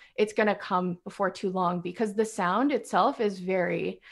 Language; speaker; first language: English; native; English